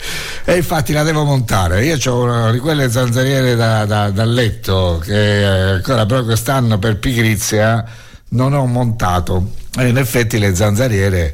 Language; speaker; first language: Italian; native; Italian